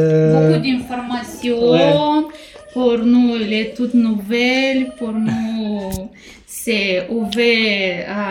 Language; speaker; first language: French; non-native, learner; Romanian